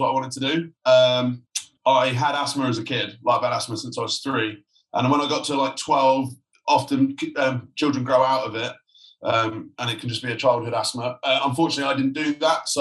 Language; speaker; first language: English; native; English